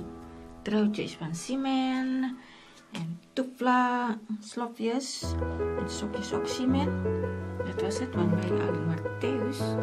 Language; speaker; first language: Dutch; non-native, learner; Indonesian